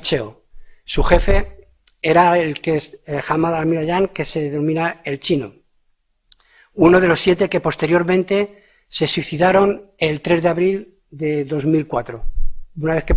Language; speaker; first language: Spanish; native; Spanish